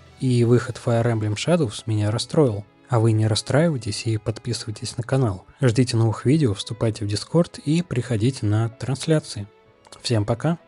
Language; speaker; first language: Russian; native; Russian